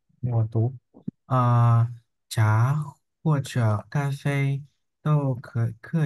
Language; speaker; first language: Chinese; non-native, learner; Vietnamese